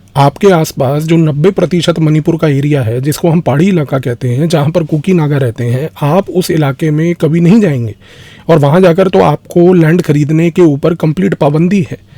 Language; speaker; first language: Hindi; native; Hindi